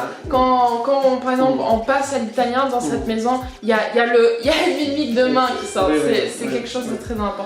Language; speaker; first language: French; early bilingual, other home language; English